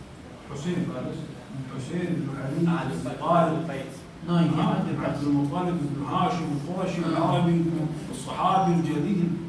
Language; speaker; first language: Arabic; native; Arabic